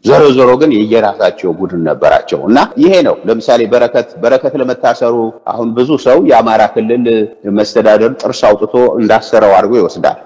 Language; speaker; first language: Amharic; native; Amharic